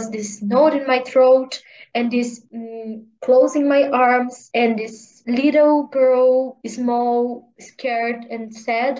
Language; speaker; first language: English; non-native, learner; Portuguese